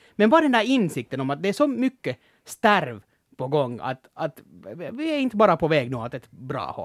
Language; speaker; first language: Swedish; native; Swedish